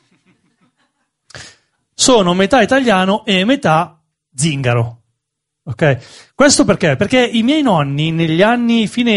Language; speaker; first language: Italian; native; Italian